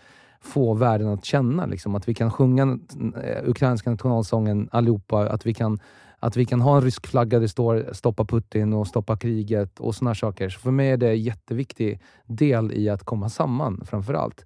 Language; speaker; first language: Swedish; early bilingual, other home language; Russian